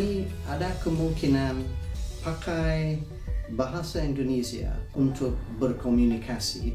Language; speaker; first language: Indonesian; non-native, fluent; English